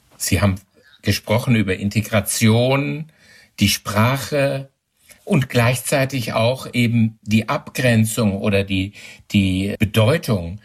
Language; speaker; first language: German; native; German